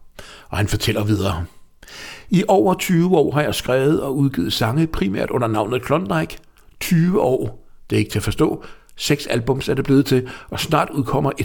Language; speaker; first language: Danish; native; Danish